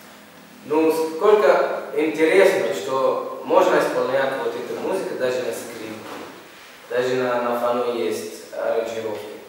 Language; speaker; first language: Russian; non-native, learner; Arabic